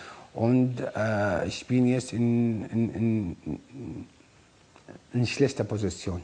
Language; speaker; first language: German; non-native, learner; Arabic